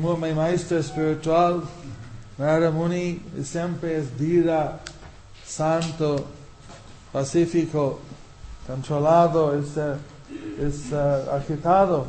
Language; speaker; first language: Spanish; non-native, fluent; English